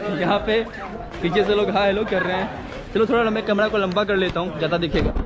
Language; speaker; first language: Hindi; native; Hindi